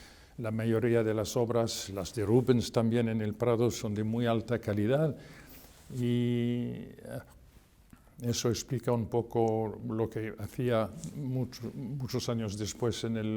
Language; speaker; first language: Spanish; non-native, fluent; French